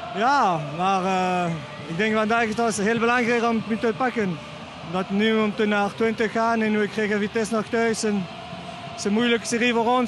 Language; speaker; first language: Dutch; non-native, learner; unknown